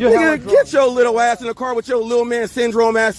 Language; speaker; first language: English; native; English